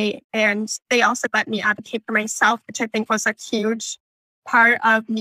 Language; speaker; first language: English; native; English